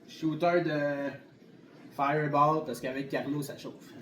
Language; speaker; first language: French; native; French